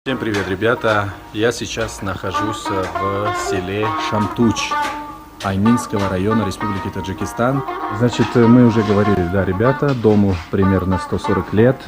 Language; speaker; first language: Russian; non-native, local second language; Tajik